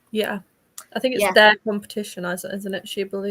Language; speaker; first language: English; native; English